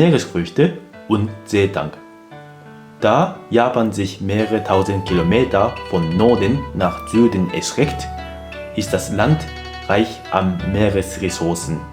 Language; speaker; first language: German; non-native, fluent; Japanese